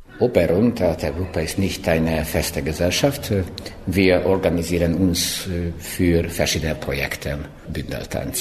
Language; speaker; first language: German; non-native, local second language; Hungarian